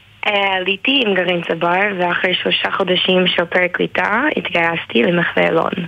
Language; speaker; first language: Hebrew; non-native, learner; English